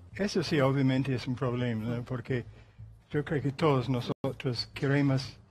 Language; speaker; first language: Spanish; non-native, fluent; English